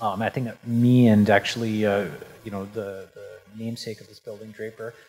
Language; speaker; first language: English; native; English